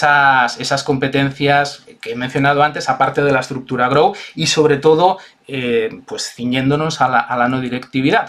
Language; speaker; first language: Spanish; native; Spanish